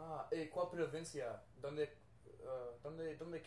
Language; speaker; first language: Spanish; non-native, learner; English